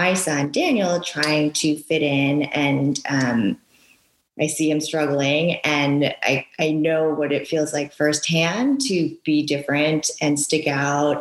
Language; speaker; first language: English; early bilingual, other home language; Japanese